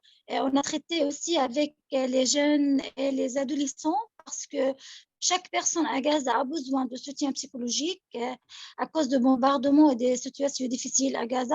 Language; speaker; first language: French; non-native, local second language; Arabic